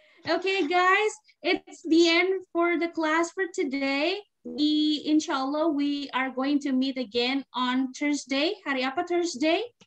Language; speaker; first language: English; non-native, fluent; Indonesian